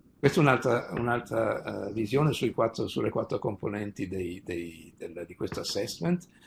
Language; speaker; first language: Italian; native; Italian